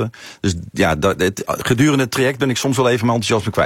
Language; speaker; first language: Dutch; native; Dutch